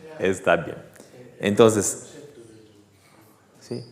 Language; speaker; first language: Spanish; non-native, fluent; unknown